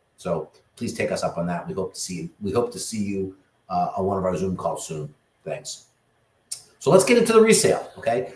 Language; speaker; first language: English; native; English